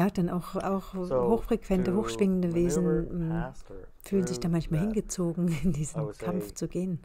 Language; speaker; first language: German; native; German